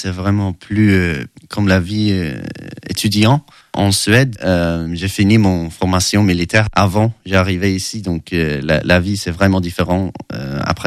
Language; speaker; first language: French; non-native, learner; Swedish